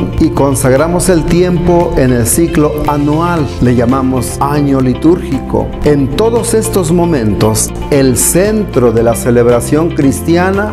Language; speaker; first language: Spanish; native; Spanish